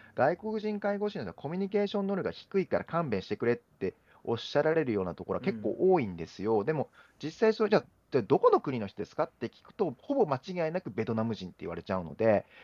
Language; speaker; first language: Japanese; native; Japanese